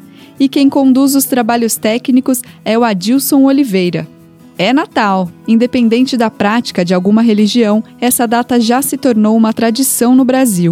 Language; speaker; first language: Portuguese; native; Portuguese